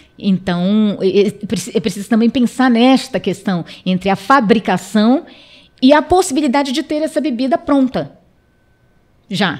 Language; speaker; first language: Portuguese; non-native, local second language; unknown